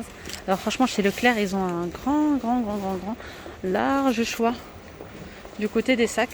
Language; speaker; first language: French; native; French